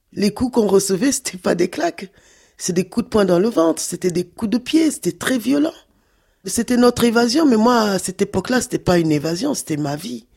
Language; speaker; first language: French; early bilingual, other home language; Wolof